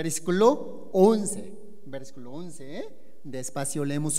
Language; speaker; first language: Spanish; non-native, learner; Korean